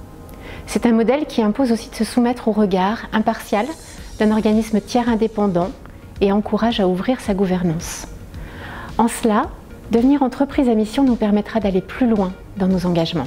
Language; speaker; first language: French; native; French